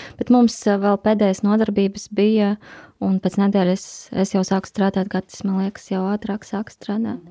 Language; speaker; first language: Latvian; non-native, local second language; Russian